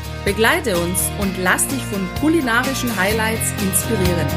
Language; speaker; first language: German; native; German